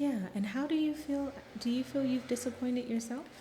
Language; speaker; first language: English; native; English